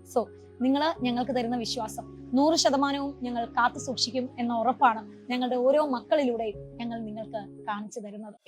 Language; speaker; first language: Malayalam; native; Malayalam